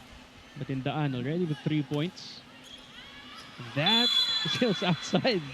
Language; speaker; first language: English; non-native, local second language; Filipino